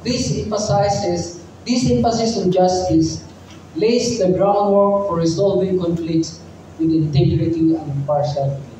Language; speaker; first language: English; non-native, local second language; Filipino